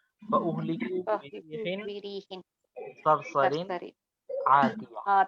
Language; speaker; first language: Arabic; non-native, fluent; Urdu